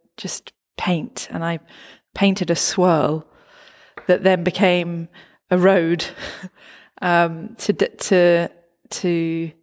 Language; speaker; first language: English; native; English